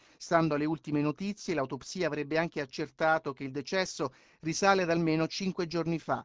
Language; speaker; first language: Italian; native; Italian